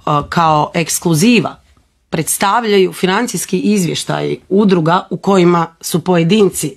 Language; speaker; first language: Croatian; native; Croatian